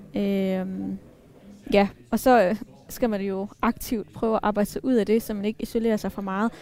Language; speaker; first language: Danish; early bilingual, other home language; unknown